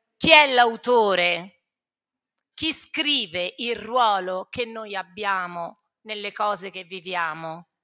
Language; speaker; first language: Italian; native; Italian